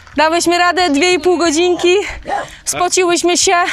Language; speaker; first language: Polish; native; Polish